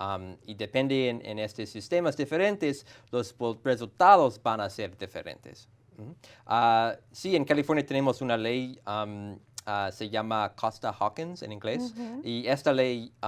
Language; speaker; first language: Spanish; non-native, fluent; English